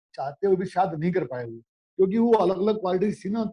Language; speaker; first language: Hindi; native; Hindi